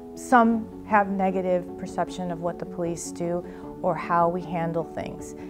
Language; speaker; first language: English; early bilingual, other home language; Spanish